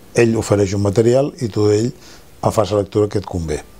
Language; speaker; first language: Catalan; non-native, local second language; Spanish